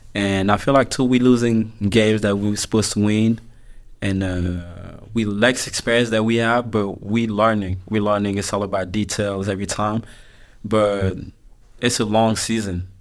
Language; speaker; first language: English; non-native, fluent; French